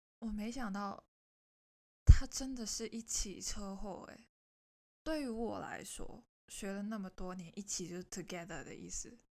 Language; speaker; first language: Chinese; non-native, local second language; Cantonese